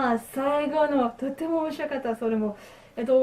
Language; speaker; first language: Japanese; non-native, learner; French